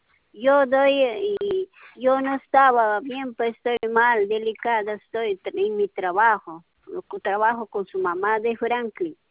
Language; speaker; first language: Spanish; non-native, local second language; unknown